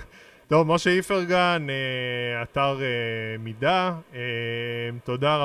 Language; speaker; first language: Hebrew; native; Hebrew